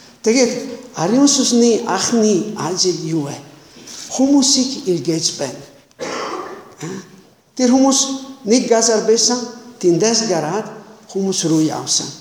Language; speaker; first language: Mongolian; non-native, learner; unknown